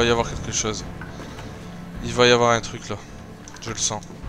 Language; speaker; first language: French; native; French